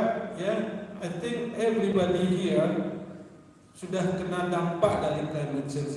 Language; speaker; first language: Indonesian; native; Indonesian